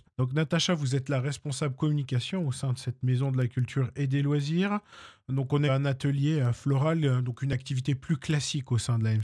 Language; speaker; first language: French; native; French